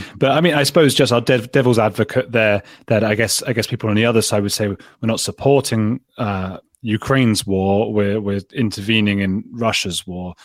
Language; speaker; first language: English; native; English